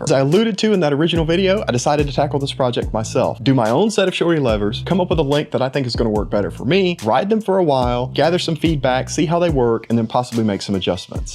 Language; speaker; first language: English; native; English